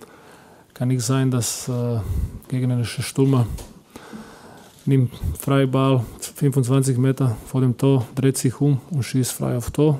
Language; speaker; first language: German; non-native, fluent; Croatian